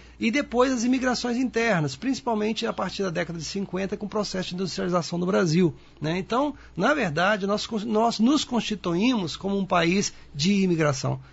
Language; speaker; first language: Portuguese; native; Portuguese